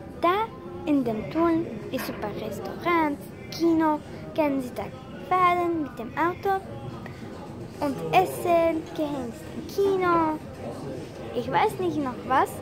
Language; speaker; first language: German; non-native, learner; Slovak